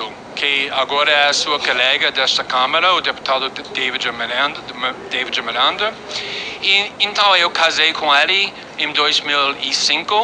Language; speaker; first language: Portuguese; non-native, fluent; English